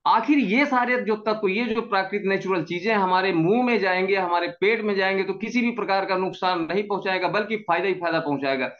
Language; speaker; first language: Hindi; native; Hindi